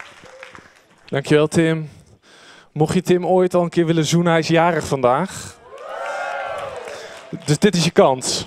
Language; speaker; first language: Dutch; native; Dutch